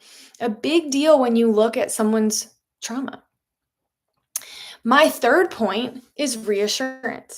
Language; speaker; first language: English; native; English